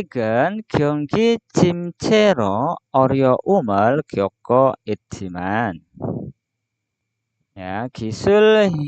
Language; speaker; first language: Korean; non-native, fluent; Indonesian